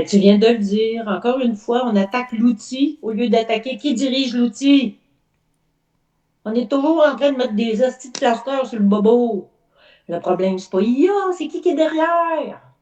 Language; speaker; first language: French; native; French